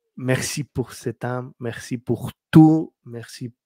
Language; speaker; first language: French; non-native, learner; Spanish